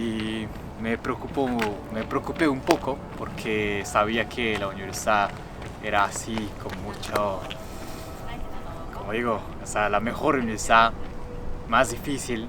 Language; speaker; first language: Spanish; non-native, fluent; Japanese